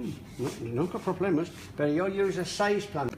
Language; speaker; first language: Spanish; non-native, learner; English